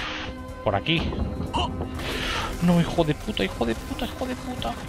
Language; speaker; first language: Spanish; native; Spanish